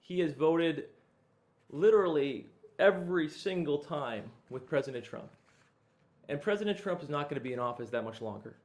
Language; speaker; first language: English; native; English